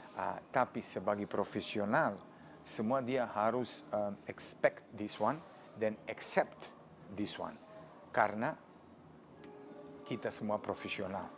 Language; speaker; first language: Indonesian; non-native, fluent; Serbian